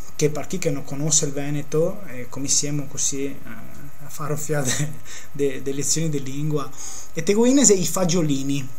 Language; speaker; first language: Italian; non-native, local second language; Venetian